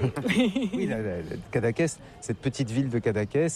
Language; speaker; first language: French; native; French